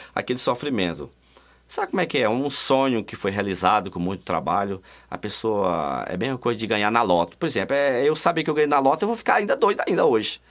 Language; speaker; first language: Portuguese; native; Portuguese